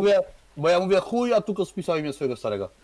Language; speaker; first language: Polish; native; Polish